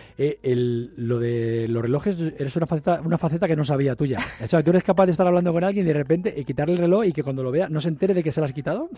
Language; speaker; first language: Spanish; native; Spanish